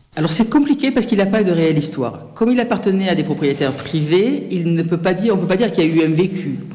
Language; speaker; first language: French; native; French